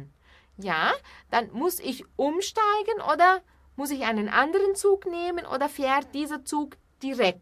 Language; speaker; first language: German; non-native, fluent; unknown